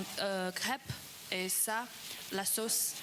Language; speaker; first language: French; non-native, learner; Chinese